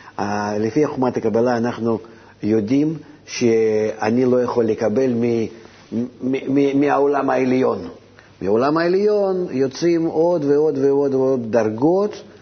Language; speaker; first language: Hebrew; non-native, fluent; Russian